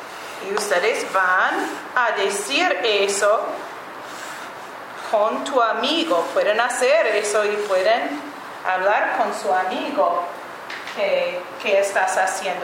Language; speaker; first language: Spanish; non-native, learner; English